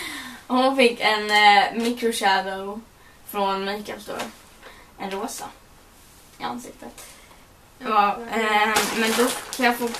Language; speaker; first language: Swedish; native; Swedish